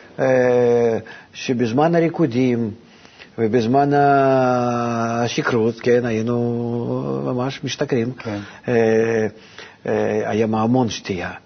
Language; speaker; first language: Hebrew; non-native, fluent; Russian